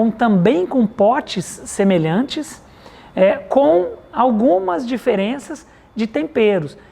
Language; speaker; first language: Portuguese; native; Portuguese